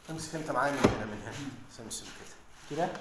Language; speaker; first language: Arabic; non-native, learner; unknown